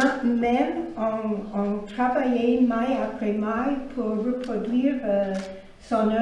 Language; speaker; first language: French; non-native, fluent; English